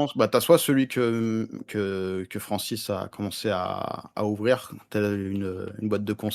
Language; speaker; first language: French; native; French